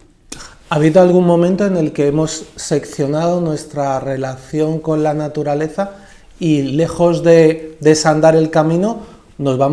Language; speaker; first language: Spanish; native; Spanish